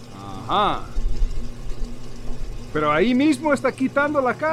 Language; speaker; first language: Spanish; non-native, fluent; English